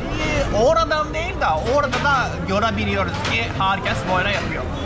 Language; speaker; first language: Turkish; non-native, fluent; Japanese